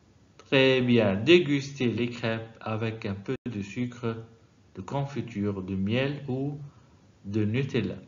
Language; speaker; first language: French; non-native, fluent; Arabic